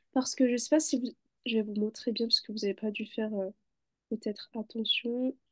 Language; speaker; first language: French; native; French